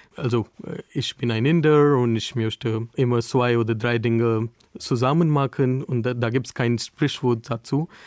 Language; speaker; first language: German; non-native, learner; Hindi